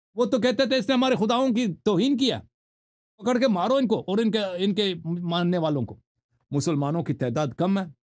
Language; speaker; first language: Urdu; non-native, fluent; Persian